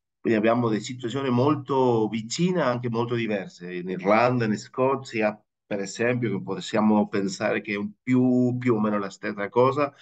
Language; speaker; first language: Italian; non-native, fluent; Spanish